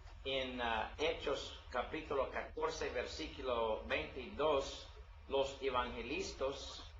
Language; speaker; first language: Spanish; non-native, learner; English